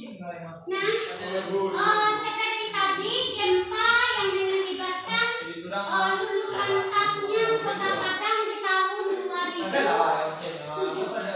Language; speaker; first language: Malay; non-native, local second language; Minangkabau